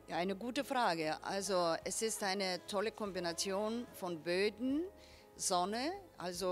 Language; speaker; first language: German; non-native, fluent; Bulgarian